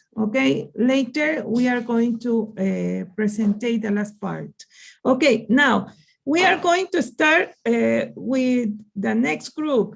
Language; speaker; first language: English; non-native, learner; Spanish